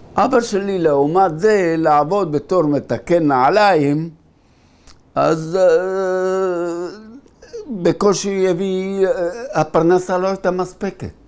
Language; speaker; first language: Hebrew; early bilingual, other home language; Arabic